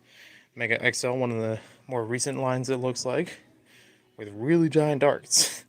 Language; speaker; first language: English; native; English